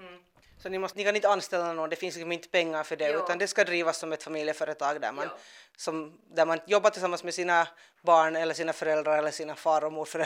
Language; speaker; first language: Swedish; native; Swedish